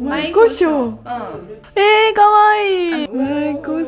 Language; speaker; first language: Japanese; non-native, learner; Chinese